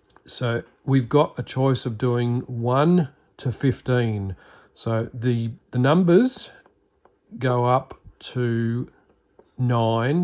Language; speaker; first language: English; native; English